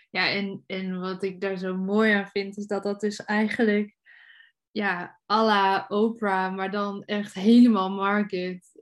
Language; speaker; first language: Dutch; native; Dutch